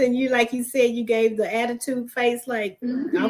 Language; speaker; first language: English; native; English